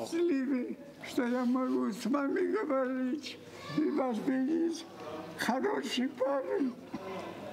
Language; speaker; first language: Russian; non-native, fluent; Polish